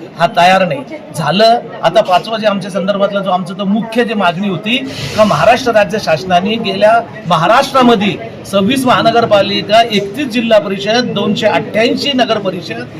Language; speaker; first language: Marathi; native; Marathi